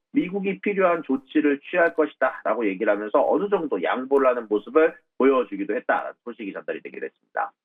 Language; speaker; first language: Korean; native; Korean